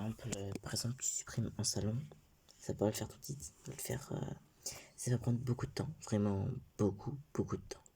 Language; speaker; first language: French; native; French